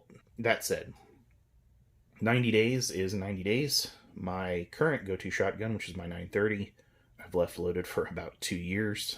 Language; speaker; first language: English; native; English